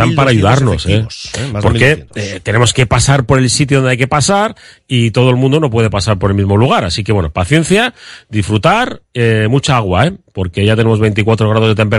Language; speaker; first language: Spanish; native; Spanish